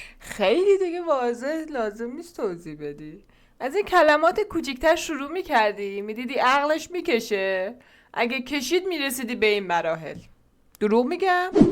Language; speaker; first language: Persian; non-native, local second language; Azerbaijani